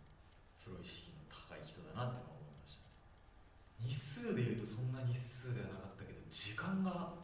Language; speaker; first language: Japanese; native; Japanese